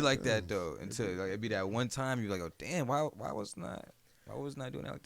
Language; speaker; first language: English; native; English